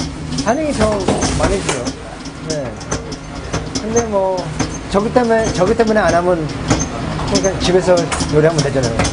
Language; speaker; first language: Korean; early bilingual, heritage; Korean